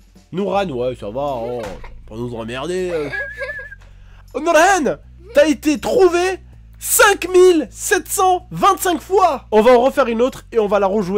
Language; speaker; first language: French; native; French